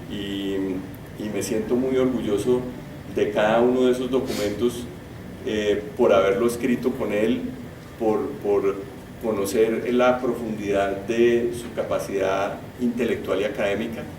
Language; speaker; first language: Spanish; native; Spanish